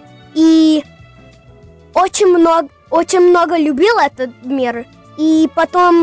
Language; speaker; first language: Russian; early bilingual, heritage; English